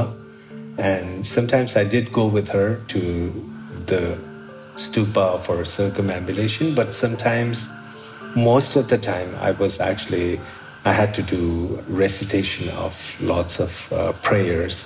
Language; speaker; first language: English; non-native, local second language; Sherpa